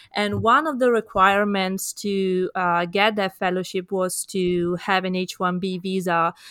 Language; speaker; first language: English; non-native, fluent; Italian